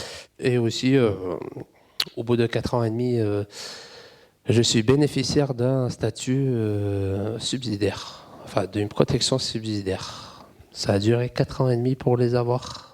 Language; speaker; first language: French; non-native, fluent; Albanian